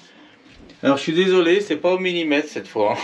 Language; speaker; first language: French; native; French